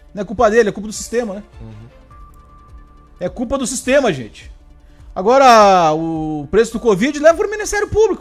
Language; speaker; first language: Portuguese; native; Portuguese